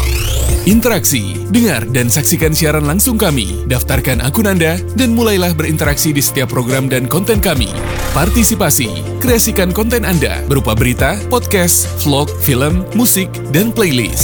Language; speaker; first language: Indonesian; native; Indonesian